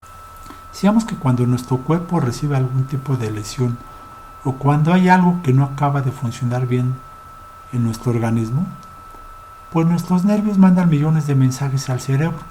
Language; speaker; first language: Spanish; native; Spanish